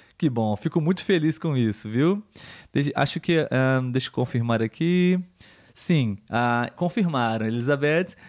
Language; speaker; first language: Portuguese; native; Portuguese